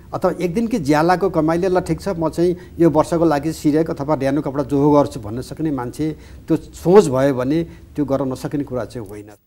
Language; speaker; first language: Nepali; native; Nepali